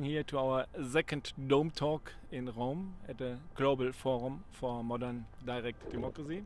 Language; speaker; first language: English; non-native, learner; German